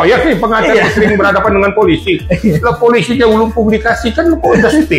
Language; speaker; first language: Indonesian; native; Indonesian